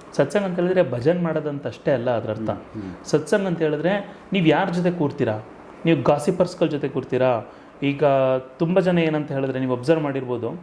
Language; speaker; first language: Kannada; native; Kannada